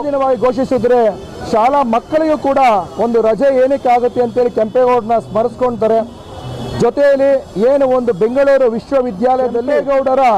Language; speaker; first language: Kannada; native; Kannada